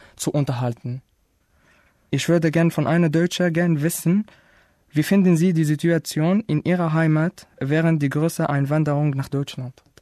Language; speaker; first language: German; non-native, fluent; Arabic